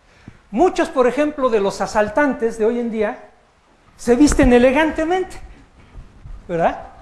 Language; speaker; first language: Spanish; native; Spanish